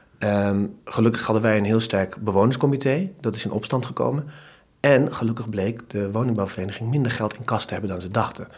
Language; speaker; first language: Dutch; early bilingual, other home language; Turkish